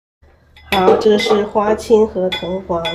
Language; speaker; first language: Chinese; native; Chinese